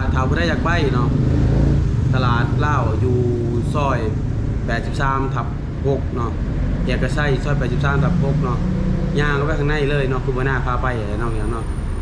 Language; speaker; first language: Thai; native; Thai